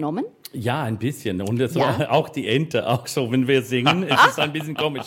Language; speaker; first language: German; non-native, learner; English